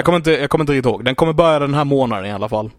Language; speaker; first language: Swedish; native; Swedish